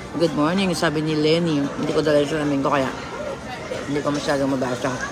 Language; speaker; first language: Filipino; non-native, local second language; Cebuano